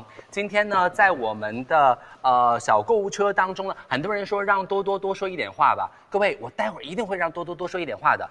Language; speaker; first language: Chinese; native; Chinese